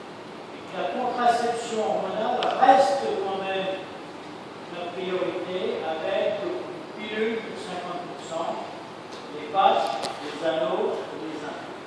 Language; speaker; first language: French; native; French